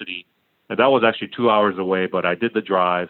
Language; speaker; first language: English; non-native, fluent; Korean